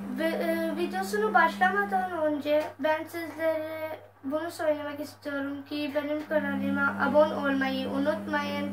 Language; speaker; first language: Turkish; non-native, learner; Urdu